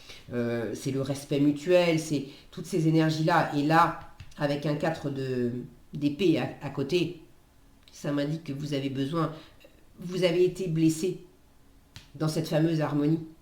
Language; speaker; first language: French; native; French